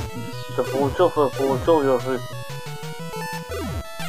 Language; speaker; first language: Russian; native; Russian